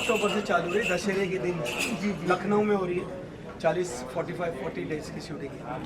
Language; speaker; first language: Hindi; native; Hindi